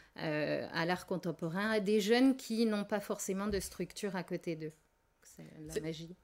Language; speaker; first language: French; native; French